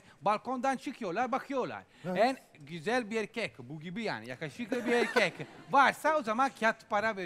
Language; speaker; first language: Turkish; non-native, fluent; Italian